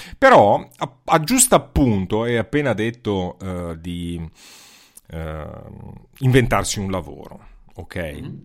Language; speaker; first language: Italian; native; Italian